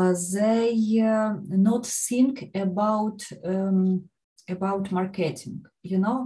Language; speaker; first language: English; non-native, learner; Ukrainian